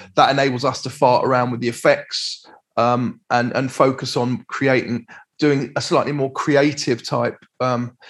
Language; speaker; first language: English; native; English